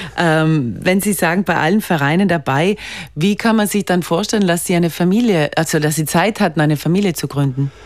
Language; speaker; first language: German; native; German